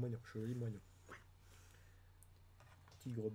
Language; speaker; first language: French; native; French